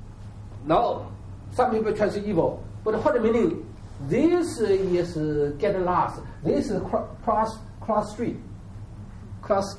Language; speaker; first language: English; non-native, learner; Chinese